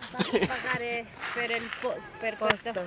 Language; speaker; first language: Italian; non-native, learner; Filipino